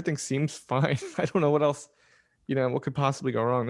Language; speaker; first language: English; native; English